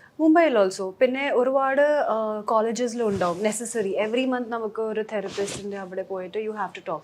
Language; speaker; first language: Malayalam; early bilingual, heritage; Malayalam